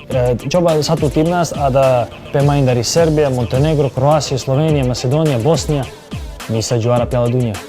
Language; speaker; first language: Indonesian; non-native, fluent; Serbian